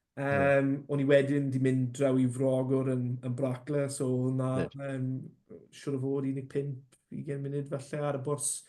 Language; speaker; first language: Welsh; non-native, local second language; English